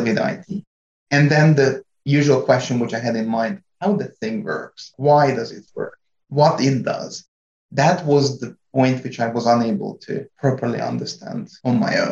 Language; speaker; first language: English; non-native, fluent; Hungarian